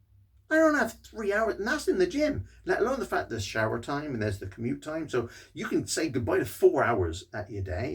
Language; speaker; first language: English; native; English